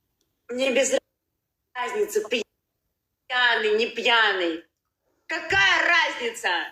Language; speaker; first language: Russian; non-native, learner; Uzbek